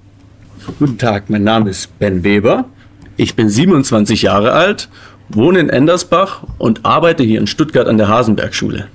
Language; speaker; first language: German; native; German